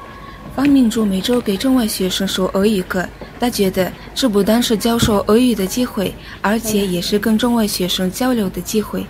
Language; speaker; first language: Chinese; non-native, fluent; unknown